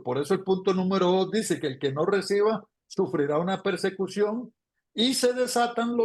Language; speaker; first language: Spanish; native; Spanish